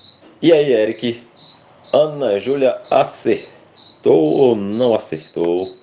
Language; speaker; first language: Portuguese; native; Portuguese